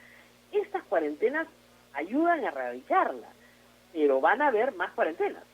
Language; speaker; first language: Spanish; native; Spanish